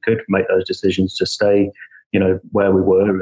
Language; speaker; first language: English; native; English